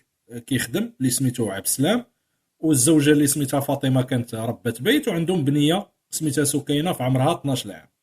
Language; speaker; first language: Arabic; native; Arabic